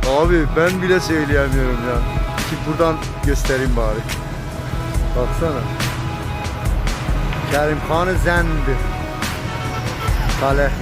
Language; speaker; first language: Turkish; non-native, fluent; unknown